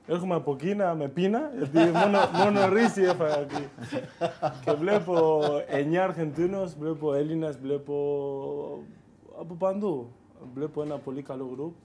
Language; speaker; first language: Greek; non-native, fluent; Spanish